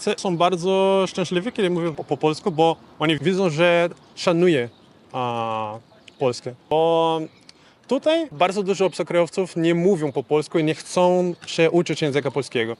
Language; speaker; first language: Polish; non-native, fluent; Portuguese